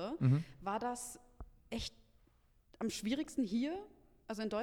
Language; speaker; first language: German; native; German